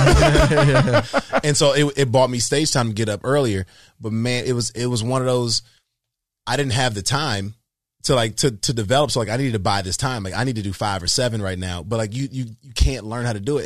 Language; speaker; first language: English; native; English